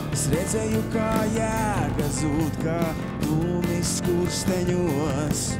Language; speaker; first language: Latvian; native; Latvian